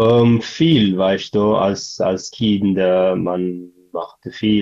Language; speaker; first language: German; non-native, learner; Tigrinya